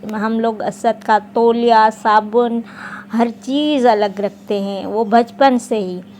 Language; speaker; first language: Urdu; non-native, local second language; Sindhi